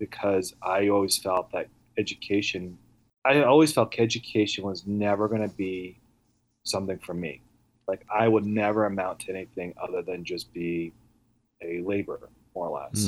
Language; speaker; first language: English; early bilingual, other home language; Italian